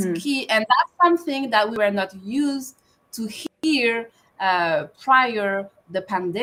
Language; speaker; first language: English; non-native, fluent; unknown